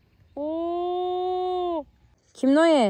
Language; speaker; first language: Korean; non-native, fluent; Turkish